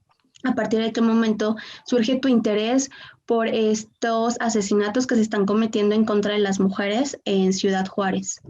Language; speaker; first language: Spanish; native; Spanish